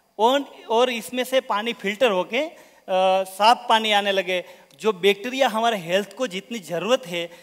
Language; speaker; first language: Hindi; non-native, local second language; Gujarati